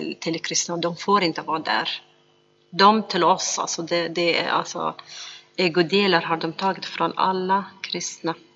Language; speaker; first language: Swedish; non-native, fluent; Arabic